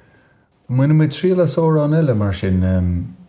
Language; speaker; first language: Irish; native; Irish